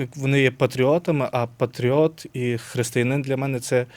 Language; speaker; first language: Ukrainian; native; Ukrainian